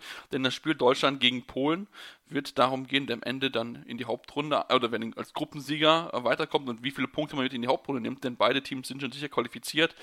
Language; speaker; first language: German; native; German